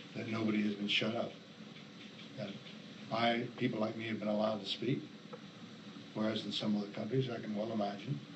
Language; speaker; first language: English; native; English